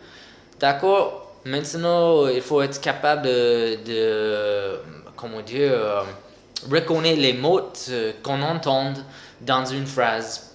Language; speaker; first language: French; non-native, fluent; English